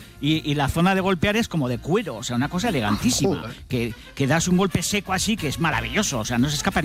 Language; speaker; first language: Spanish; native; Spanish